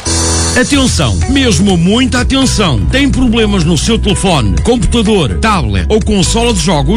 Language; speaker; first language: Portuguese; native; Portuguese